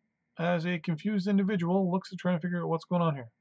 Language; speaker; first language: English; native; English